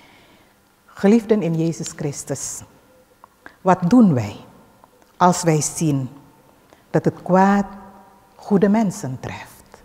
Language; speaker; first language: Dutch; early bilingual, other home language; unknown